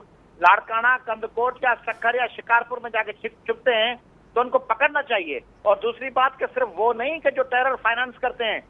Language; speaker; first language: Urdu; native; Urdu